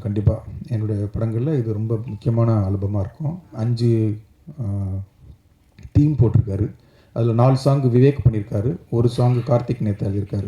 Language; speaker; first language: Tamil; native; Tamil